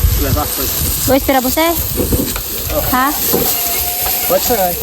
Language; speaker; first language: Portuguese; non-native, learner; Filipino